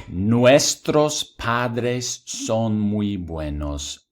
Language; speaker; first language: Spanish; non-native, fluent; English